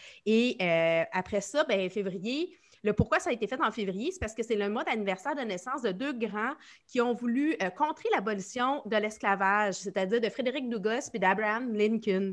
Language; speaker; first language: French; native; French